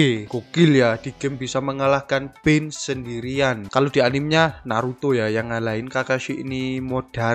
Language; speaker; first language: Indonesian; native; Indonesian